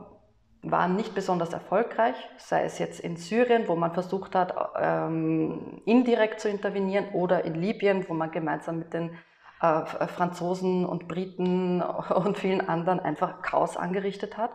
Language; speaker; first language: German; native; German